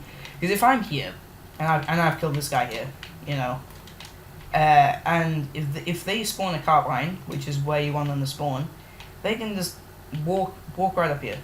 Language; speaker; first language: English; native; English